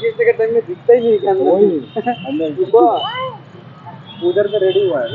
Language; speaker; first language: Hindi; non-native, local second language; Assamese